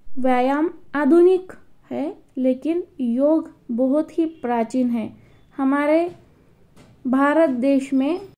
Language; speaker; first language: Hindi; non-native, local second language; Marathi